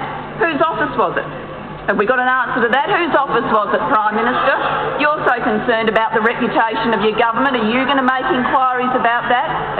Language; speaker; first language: English; native; English